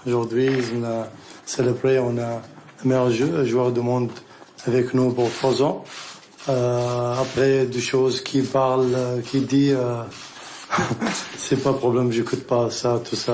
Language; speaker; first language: French; non-native, learner; Arabic